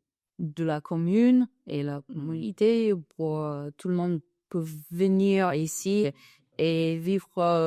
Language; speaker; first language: French; non-native, fluent; English